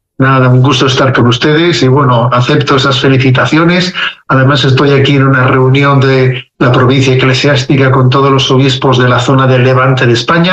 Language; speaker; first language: Spanish; native; Spanish